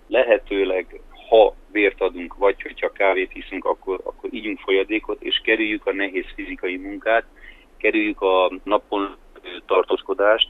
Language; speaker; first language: Hungarian; native; Hungarian